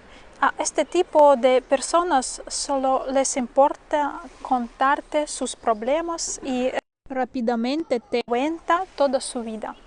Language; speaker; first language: Spanish; non-native, fluent; Russian